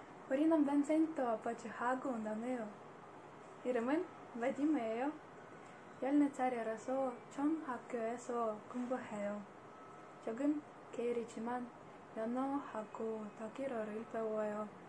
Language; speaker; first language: Korean; non-native, learner; Russian